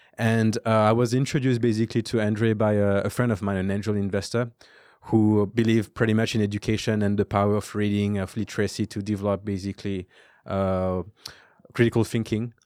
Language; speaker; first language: English; non-native, fluent; French